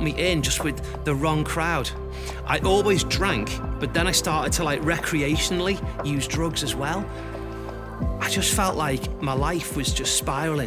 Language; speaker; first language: English; native; English